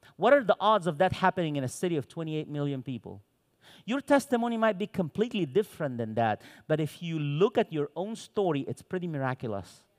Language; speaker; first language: English; non-native, fluent; Arabic